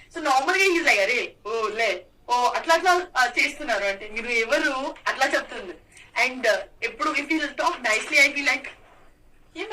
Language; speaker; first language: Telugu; non-native, learner; Gujarati